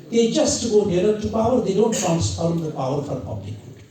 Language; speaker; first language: English; non-native, local second language; Kashmiri